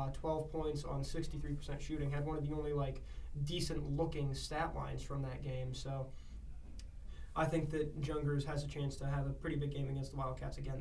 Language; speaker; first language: English; native; English